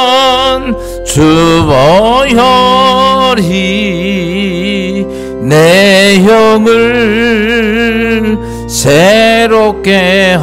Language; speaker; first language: Korean; native; Korean